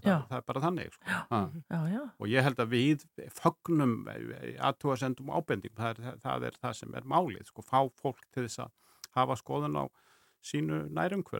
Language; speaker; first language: Icelandic; native; Icelandic